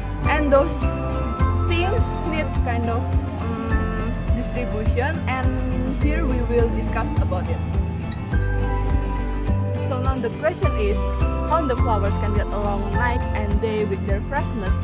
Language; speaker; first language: English; non-native, learner; Indonesian